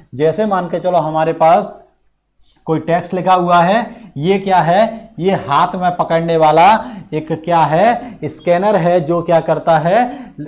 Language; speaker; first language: Hindi; native; Hindi